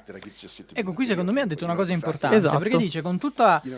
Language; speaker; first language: Italian; native; Italian